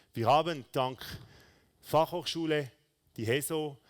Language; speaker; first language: German; non-native, local second language; French